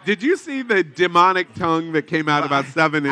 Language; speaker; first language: English; native; English